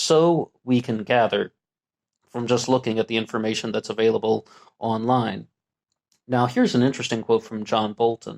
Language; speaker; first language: English; native; English